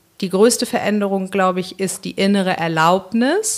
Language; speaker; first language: German; native; German